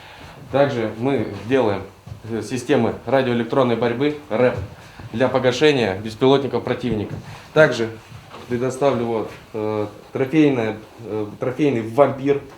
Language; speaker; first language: Russian; native; Russian